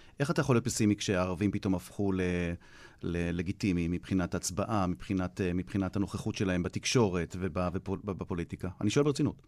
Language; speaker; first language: Hebrew; native; Hebrew